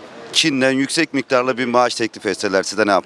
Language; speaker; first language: Turkish; native; Turkish